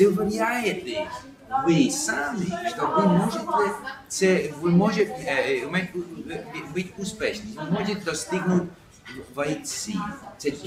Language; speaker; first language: Russian; non-native, learner; English